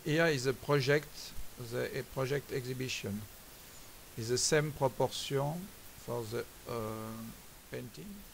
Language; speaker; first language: English; non-native, learner; French